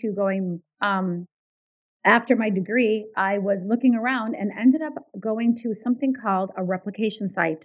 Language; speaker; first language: English; early bilingual, other home language; Ukrainian